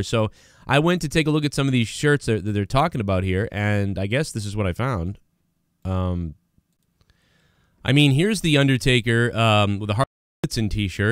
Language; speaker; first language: English; native; English